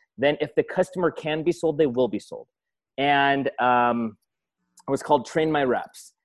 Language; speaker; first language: English; early bilingual, other home language; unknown